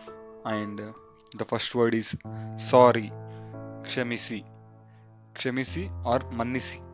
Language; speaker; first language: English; non-native, local second language; Kannada